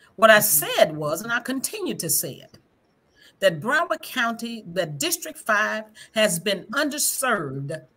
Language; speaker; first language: English; native; English